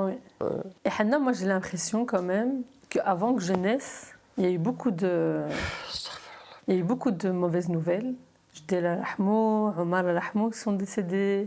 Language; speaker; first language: French; native; French